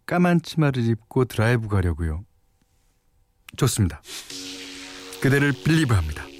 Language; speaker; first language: Korean; native; Korean